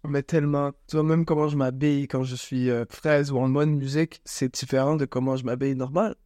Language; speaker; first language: French; native; French